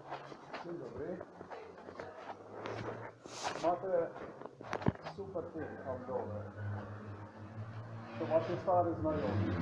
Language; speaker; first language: Polish; non-native, learner; Slovenian